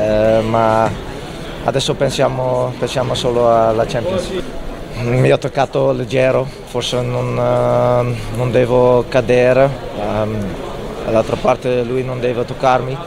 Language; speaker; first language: Italian; non-native, fluent; Dutch